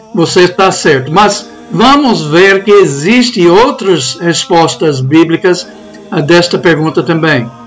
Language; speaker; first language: Portuguese; non-native, fluent; English